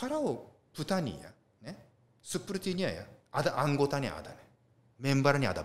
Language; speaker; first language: Indonesian; non-native, learner; Japanese